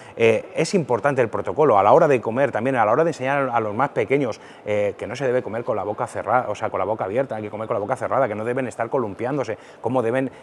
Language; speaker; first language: Spanish; native; Spanish